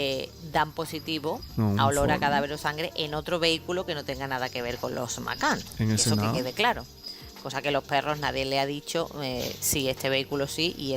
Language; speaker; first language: Spanish; native; Spanish